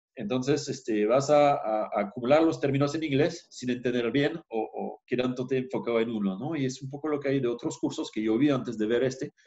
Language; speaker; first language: Spanish; non-native, fluent; French